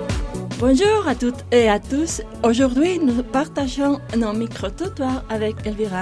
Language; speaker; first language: French; non-native, learner; Spanish